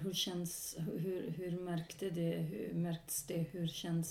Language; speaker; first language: Swedish; non-native, local second language; Kurdish